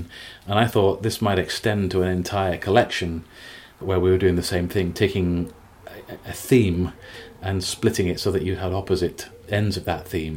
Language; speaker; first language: English; native; English